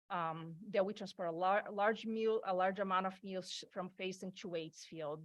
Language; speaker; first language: English; non-native, fluent; Portuguese